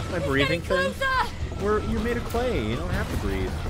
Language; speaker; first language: English; native; English